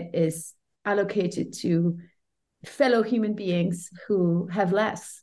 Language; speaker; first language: English; non-native, fluent; French